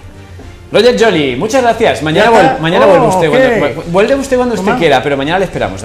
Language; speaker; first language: Spanish; native; Spanish